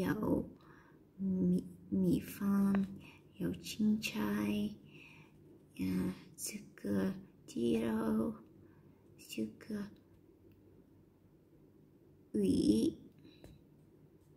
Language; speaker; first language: Chinese; non-native, learner; Vietnamese